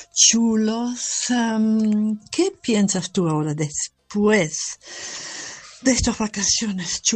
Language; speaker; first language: Spanish; non-native, fluent; German